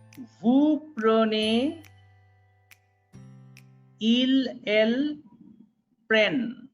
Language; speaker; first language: French; non-native, fluent; Bangla